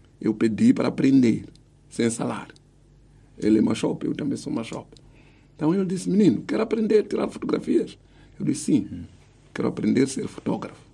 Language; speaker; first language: Portuguese; non-native, local second language; Tsonga